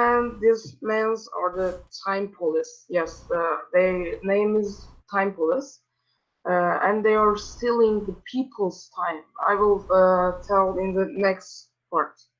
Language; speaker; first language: English; non-native, learner; Turkish